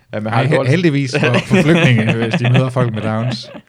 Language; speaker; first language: Danish; native; Danish